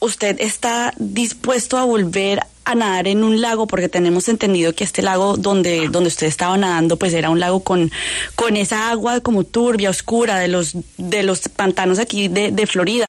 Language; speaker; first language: Spanish; native; Spanish